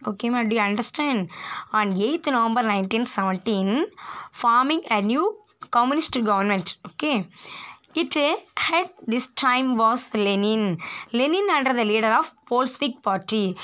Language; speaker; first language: English; non-native, local second language; Tamil